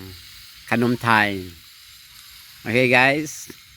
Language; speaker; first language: English; non-native, learner; Thai